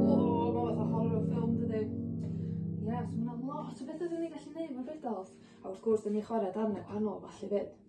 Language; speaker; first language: Welsh; native; Welsh